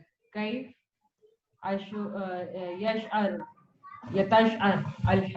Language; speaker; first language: Arabic; non-native, learner; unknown